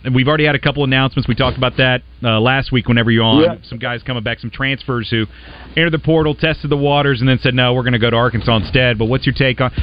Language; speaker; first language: English; native; English